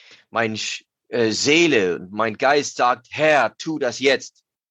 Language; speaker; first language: German; native; German